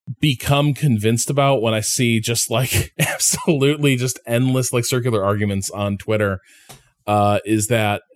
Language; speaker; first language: English; native; English